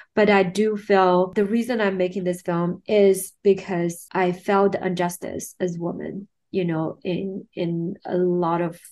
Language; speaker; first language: English; non-native, fluent; Chinese